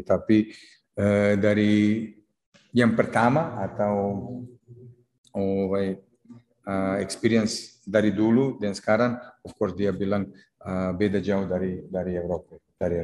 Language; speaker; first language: Indonesian; non-native, fluent; Serbian